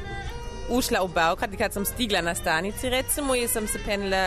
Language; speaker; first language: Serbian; non-native, learner; German